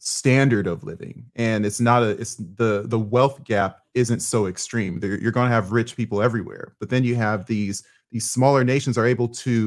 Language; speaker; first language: English; native; English